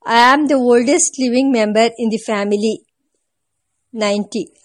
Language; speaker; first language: English; non-native, local second language; Kannada